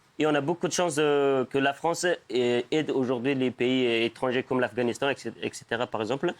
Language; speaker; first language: French; non-native, fluent; Persian